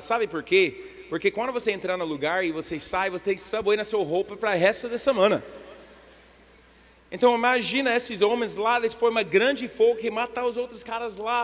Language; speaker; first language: Portuguese; non-native, learner; English